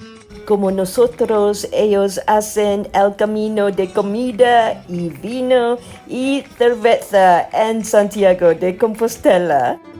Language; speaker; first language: Spanish; non-native, learner; Malay